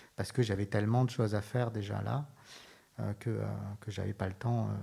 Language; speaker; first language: French; native; French